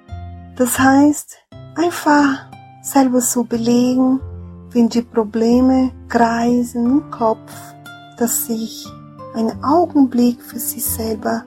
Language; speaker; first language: German; non-native, fluent; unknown